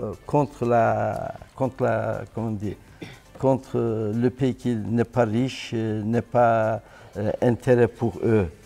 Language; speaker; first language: French; non-native, learner; Turkish